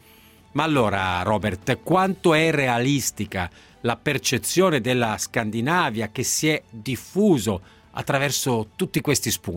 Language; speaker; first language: Italian; native; Italian